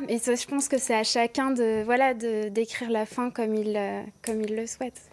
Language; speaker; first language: French; native; French